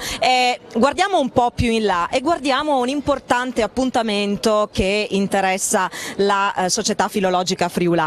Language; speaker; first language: Italian; native; Italian